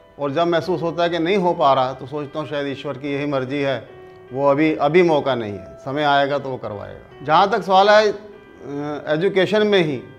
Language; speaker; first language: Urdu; non-native, local second language; Punjabi